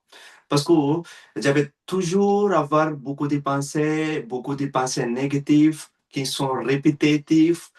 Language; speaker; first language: French; non-native, learner; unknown